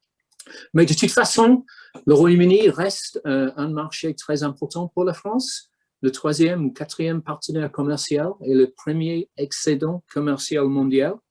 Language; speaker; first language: French; non-native, fluent; English